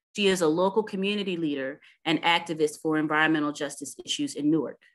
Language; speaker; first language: English; native; English